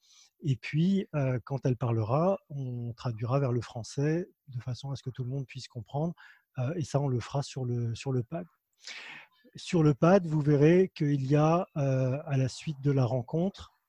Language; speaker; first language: French; native; French